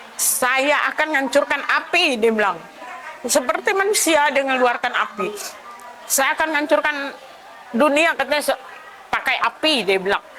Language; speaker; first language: Indonesian; non-native, local second language; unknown